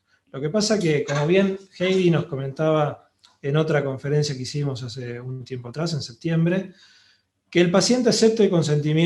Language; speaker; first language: Spanish; native; Spanish